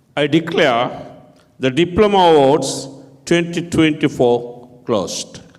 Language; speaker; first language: English; non-native, local second language; Sinhala